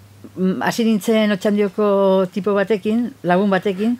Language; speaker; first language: Basque; non-native, fluent; Catalan